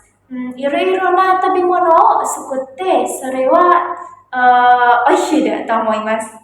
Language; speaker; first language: Japanese; non-native, learner; Indonesian